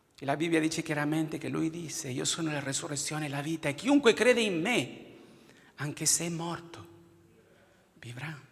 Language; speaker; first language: Italian; non-native, fluent; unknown